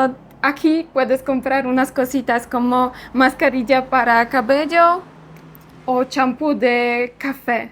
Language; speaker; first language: Spanish; non-native, learner; Polish